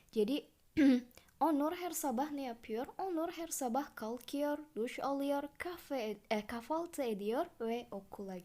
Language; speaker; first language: Turkish; non-native, fluent; Indonesian